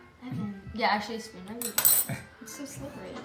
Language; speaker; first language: English; native; English